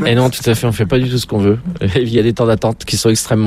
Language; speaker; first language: French; native; French